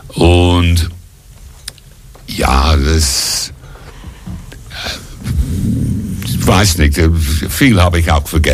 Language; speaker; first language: German; non-native, fluent; English